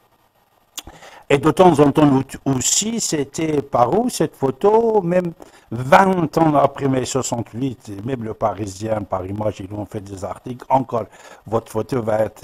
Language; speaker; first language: French; non-native, fluent; Persian